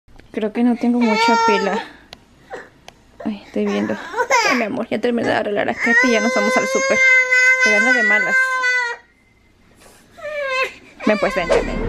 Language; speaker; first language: Spanish; native; Spanish